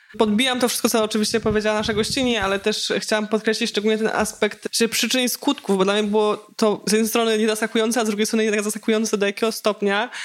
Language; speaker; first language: Polish; native; Polish